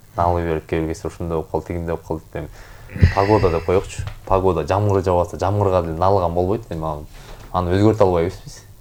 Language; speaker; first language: Kyrgyz; native; Kyrgyz